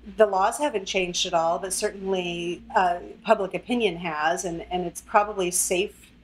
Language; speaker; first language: English; native; English